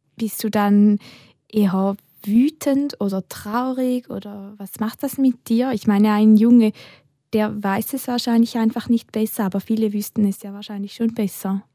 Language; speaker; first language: German; native; German